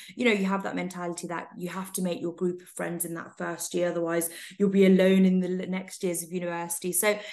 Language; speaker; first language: English; native; English